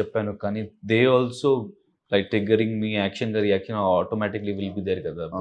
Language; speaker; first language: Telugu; non-native, learner; Urdu